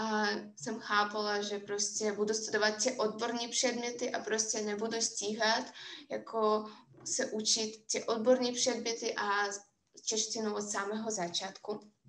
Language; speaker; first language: Czech; non-native, fluent; Russian